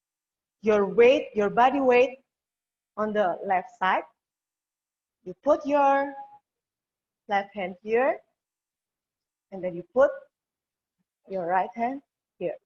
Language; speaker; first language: English; non-native, learner; Indonesian